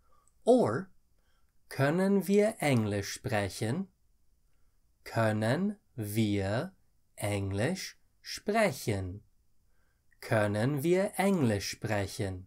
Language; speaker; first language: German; non-native, fluent; English